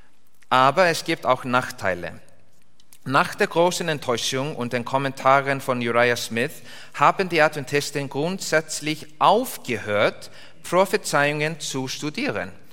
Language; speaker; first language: German; non-native, learner; Icelandic